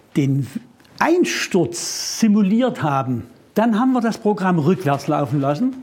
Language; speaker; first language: German; native; German